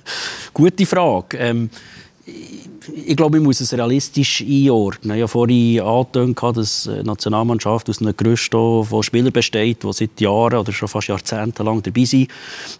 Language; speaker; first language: German; native; German